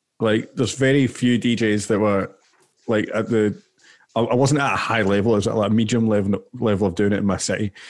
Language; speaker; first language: English; native; English